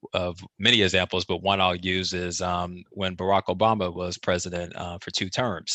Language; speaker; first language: English; native; English